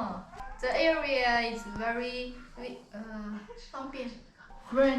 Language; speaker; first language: English; non-native, learner; Chinese